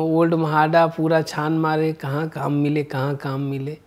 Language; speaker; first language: Hindi; native; Hindi